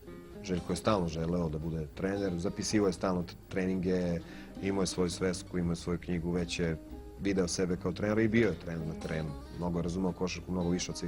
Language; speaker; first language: Bosnian; native; Bosnian